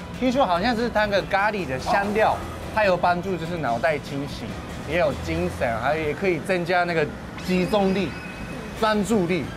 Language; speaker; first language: Chinese; non-native, fluent; Japanese